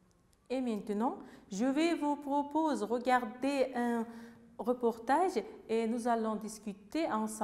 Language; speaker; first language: French; non-native, fluent; Uzbek